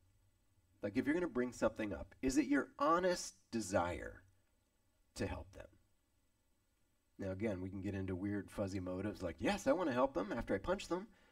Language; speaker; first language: English; native; English